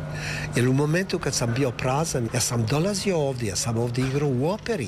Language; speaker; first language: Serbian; early bilingual, heritage; Serbian